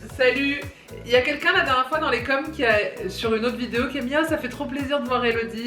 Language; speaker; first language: French; native; French